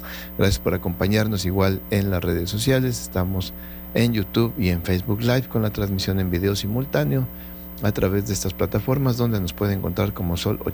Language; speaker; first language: Spanish; native; Spanish